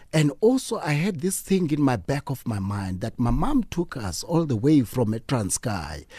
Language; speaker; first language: English; non-native, local second language; Xhosa